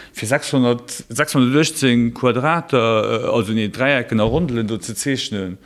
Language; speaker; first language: Luxembourgish; native; Luxembourgish